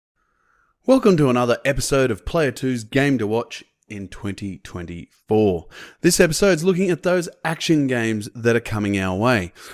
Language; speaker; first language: English; native; English